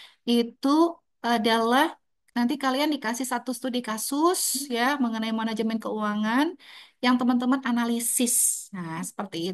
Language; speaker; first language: Indonesian; native; Indonesian